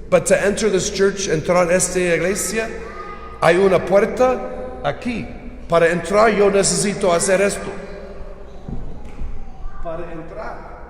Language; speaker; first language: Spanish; non-native, learner; English